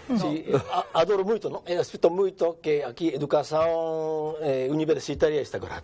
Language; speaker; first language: Portuguese; non-native, learner; Japanese